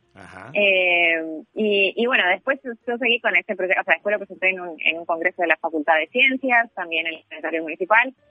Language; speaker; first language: Spanish; native; Spanish